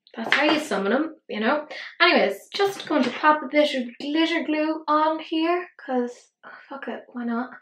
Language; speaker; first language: English; native; English